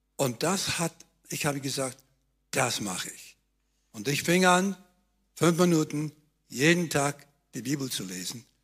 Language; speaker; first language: German; native; German